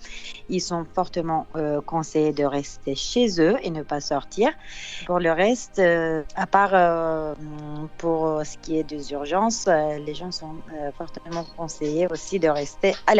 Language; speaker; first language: French; non-native, fluent; Turkish